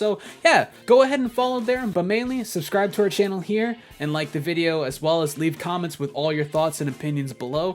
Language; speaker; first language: English; native; English